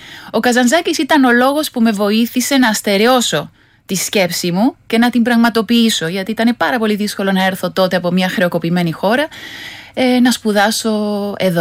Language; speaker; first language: Greek; non-native, fluent; Spanish